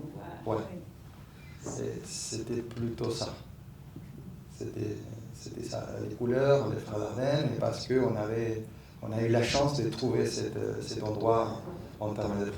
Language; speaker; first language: French; non-native, fluent; Spanish